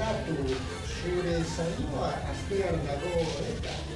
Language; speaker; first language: Basque; non-native, learner; Spanish